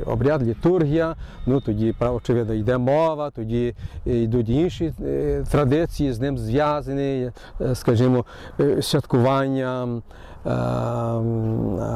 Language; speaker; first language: Ukrainian; early bilingual, heritage; Ukrainian